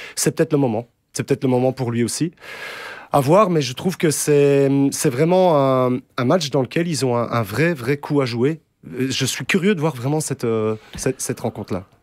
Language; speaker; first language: French; native; French